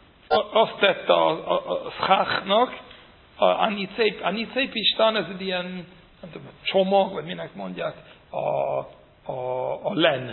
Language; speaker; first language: Hungarian; non-native, fluent; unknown